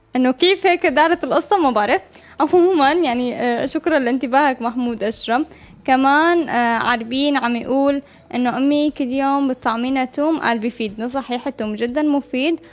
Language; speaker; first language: Arabic; native; Arabic